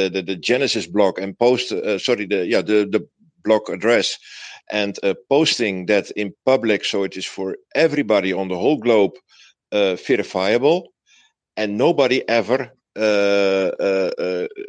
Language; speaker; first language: English; non-native, fluent; Dutch